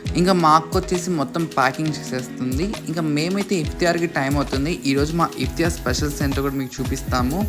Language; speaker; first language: Telugu; non-native, local second language; Urdu